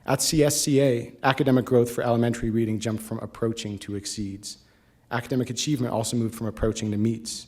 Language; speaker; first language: English; native; English